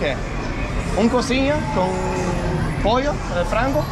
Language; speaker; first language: Portuguese; non-native, learner; Danish